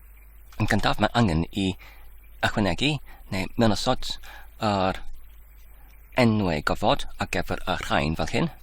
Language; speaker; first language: Welsh; non-native, learner; English